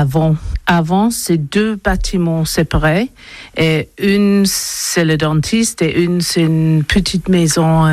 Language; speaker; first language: French; non-native, learner; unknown